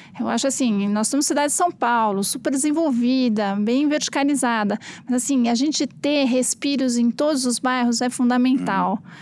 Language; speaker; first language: Portuguese; native; Portuguese